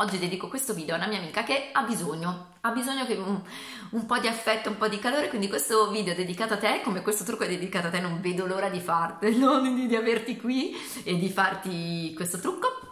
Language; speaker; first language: Italian; native; Italian